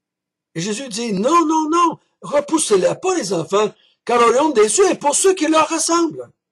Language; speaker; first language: French; native; French